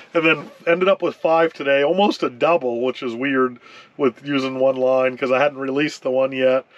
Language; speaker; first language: English; native; English